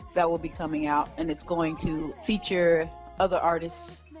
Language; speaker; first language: English; native; English